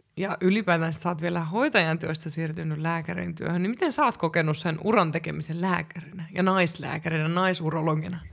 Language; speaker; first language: Finnish; native; Finnish